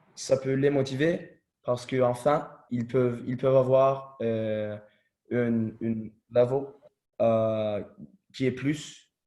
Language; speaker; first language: French; non-native, learner; Turkish